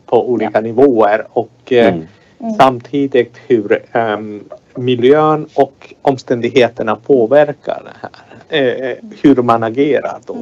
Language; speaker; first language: Swedish; non-native, fluent; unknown